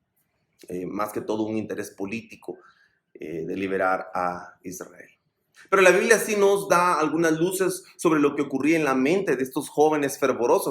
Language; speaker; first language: Spanish; native; Spanish